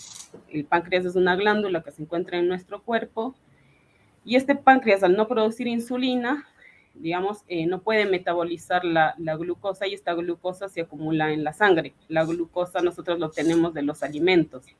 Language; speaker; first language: Spanish; native; Spanish